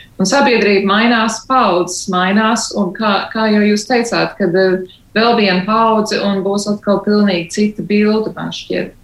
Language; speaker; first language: Latvian; early bilingual, heritage; Latvian